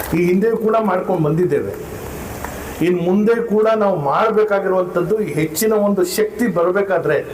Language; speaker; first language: Kannada; non-native, local second language; Urdu